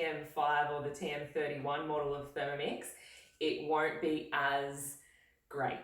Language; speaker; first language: English; native; English